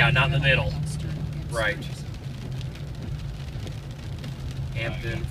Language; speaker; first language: English; native; English